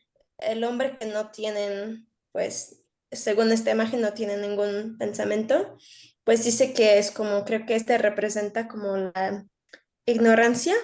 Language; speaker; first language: Spanish; early bilingual, heritage; Spanish